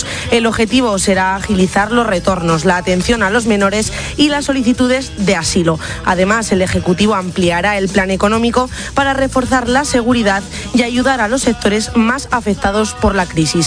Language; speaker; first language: Spanish; native; Spanish